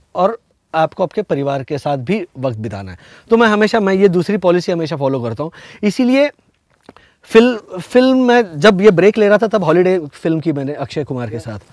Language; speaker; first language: Hindi; non-native, local second language; Marathi